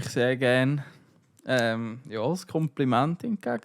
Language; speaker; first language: German; native; German